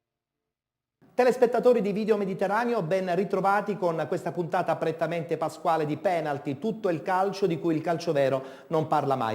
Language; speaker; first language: Italian; native; Italian